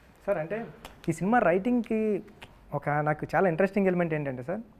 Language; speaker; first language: Telugu; native; Telugu